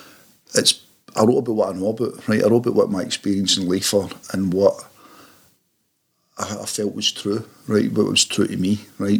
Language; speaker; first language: English; native; English